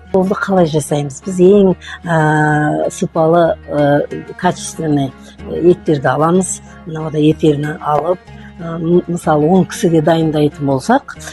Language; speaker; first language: Kazakh; non-native, local second language; Uzbek